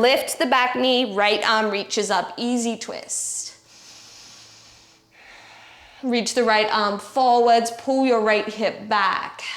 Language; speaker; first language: English; native; English